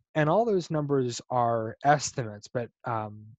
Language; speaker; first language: English; native; English